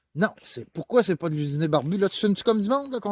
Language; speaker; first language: French; native; French